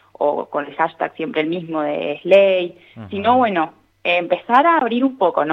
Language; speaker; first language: Spanish; native; Spanish